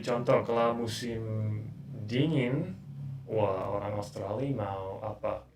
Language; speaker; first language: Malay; non-native, learner; English